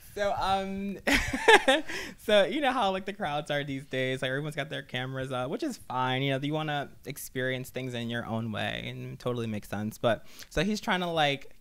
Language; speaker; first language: English; native; English